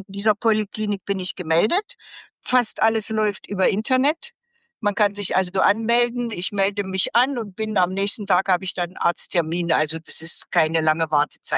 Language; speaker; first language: German; native; German